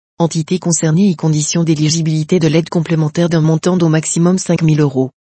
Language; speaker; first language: French; native; French